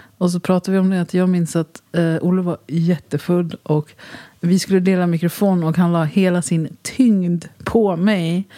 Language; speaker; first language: Swedish; native; Swedish